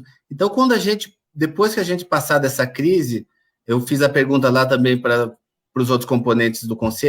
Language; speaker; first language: Portuguese; native; Portuguese